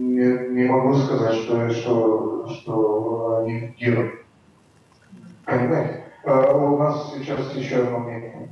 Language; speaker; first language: Russian; non-native, learner; Bulgarian